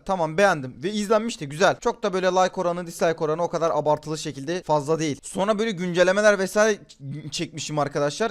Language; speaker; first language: Turkish; native; Turkish